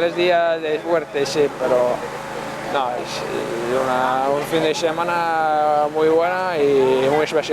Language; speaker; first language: Spanish; non-native, learner; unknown